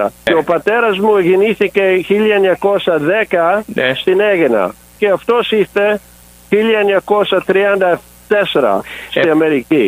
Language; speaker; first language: Greek; early bilingual, heritage; English